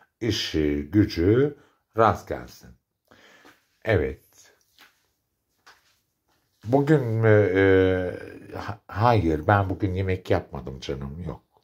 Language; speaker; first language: Turkish; native; Turkish